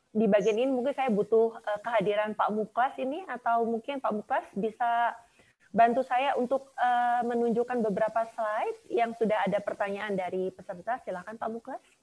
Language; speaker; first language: Indonesian; native; Indonesian